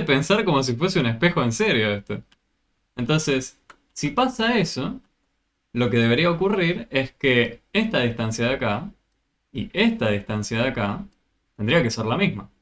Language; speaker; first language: Spanish; native; Spanish